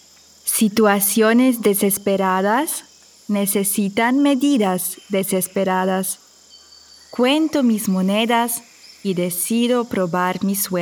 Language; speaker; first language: Spanish; non-native, fluent; German